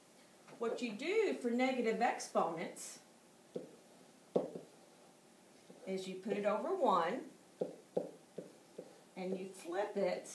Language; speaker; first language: English; native; English